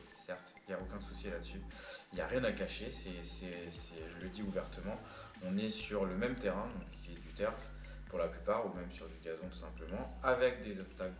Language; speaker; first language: French; native; French